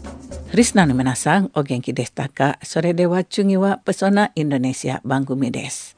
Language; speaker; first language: Japanese; non-native, fluent; Indonesian